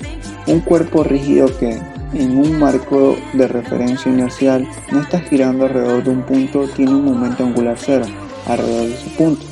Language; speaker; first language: Spanish; native; Spanish